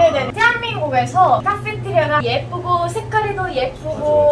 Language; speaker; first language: Korean; non-native, learner; Italian